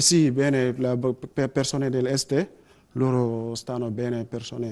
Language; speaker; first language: Italian; non-native, learner; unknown